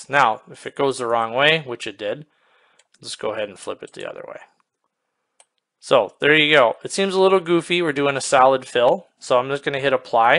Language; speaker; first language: English; native; English